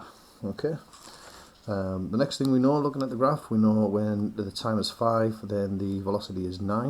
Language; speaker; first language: English; native; English